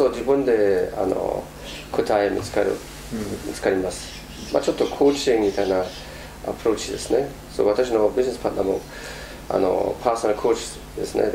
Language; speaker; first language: Japanese; non-native, fluent; German